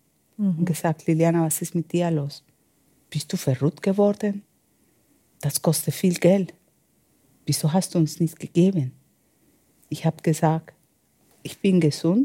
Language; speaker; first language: German; non-native, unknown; Spanish